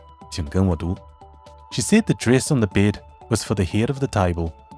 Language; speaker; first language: English; non-native, fluent; Chinese